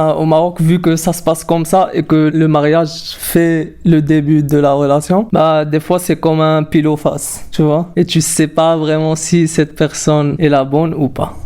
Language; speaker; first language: French; non-native, local second language; Arabic